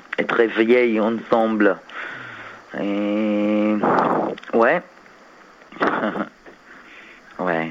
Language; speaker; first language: French; non-native, learner; Hebrew